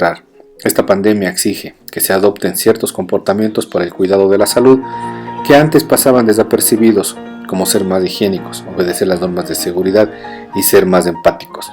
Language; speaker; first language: Spanish; native; Spanish